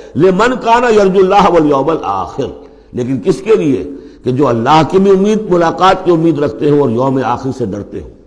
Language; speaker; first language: Urdu; native; Urdu